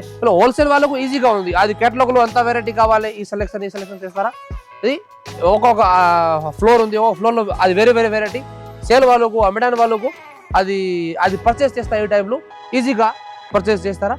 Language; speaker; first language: Telugu; non-native, local second language; Urdu